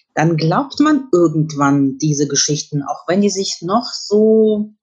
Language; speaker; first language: German; early bilingual, other home language; Russian